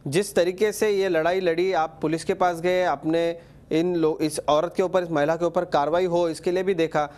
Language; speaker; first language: Hindi; non-native, local second language; Marathi